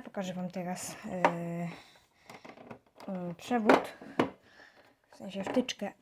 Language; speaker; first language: Polish; native; Polish